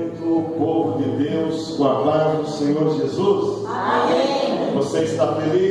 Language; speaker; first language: Portuguese; native; Portuguese